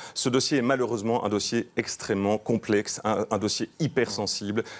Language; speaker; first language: French; native; French